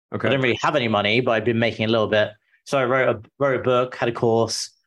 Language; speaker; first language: English; native; English